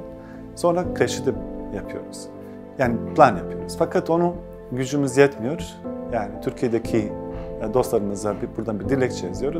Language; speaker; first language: Turkish; non-native, fluent; Bosnian